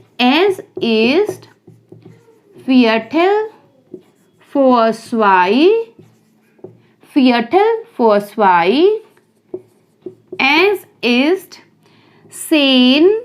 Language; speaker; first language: German; non-native, fluent; Hindi